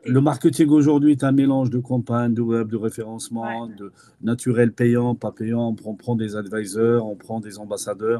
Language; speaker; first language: French; native; French